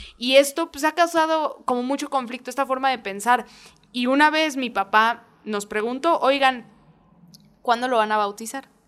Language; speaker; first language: Spanish; native; Spanish